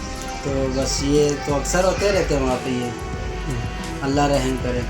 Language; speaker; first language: Hindi; non-native, local second language; Pashto